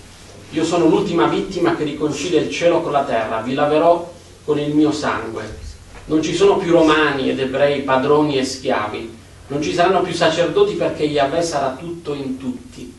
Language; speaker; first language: Italian; native; Italian